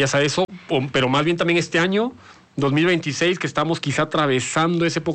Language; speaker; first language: Spanish; native; Spanish